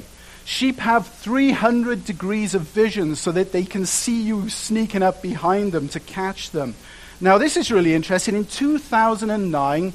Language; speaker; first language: English; native; English